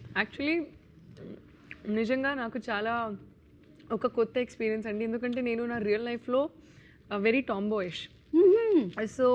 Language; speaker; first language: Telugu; non-native, local second language; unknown